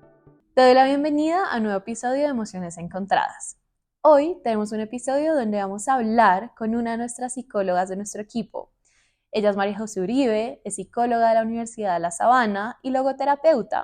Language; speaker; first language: Spanish; native; Spanish